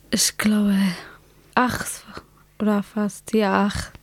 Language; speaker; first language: German; non-native, learner; Somali